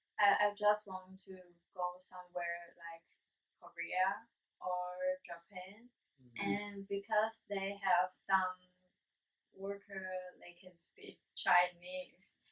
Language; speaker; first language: English; non-native, learner; Chinese